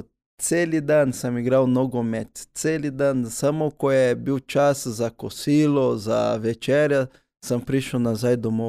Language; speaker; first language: Slovenian; early bilingual, other home language; Portuguese